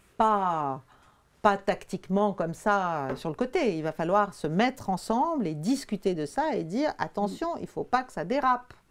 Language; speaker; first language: French; native; French